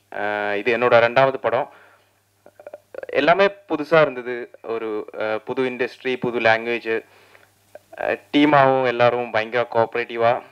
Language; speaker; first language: Tamil; non-native, learner; Malayalam